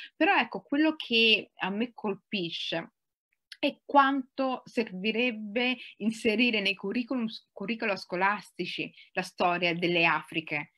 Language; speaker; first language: Italian; early bilingual, other home language; Somali